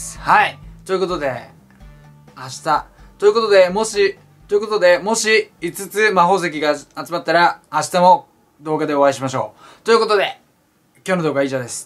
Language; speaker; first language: Japanese; native; Japanese